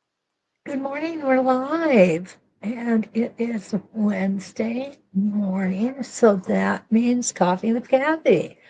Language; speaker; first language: English; native; English